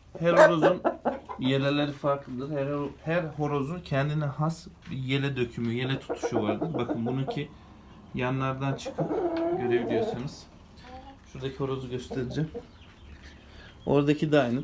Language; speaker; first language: Turkish; native; Turkish